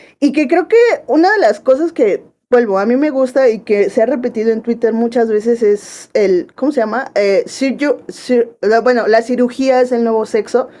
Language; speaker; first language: Spanish; native; Spanish